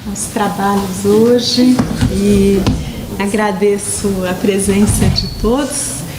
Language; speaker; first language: Portuguese; native; Portuguese